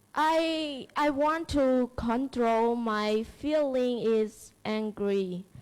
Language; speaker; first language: English; non-native, learner; Khmer